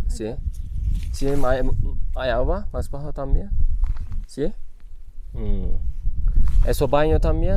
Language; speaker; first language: Spanish; non-native, learner; Turkish